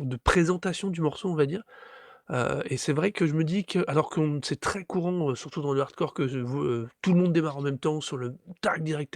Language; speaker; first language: French; native; French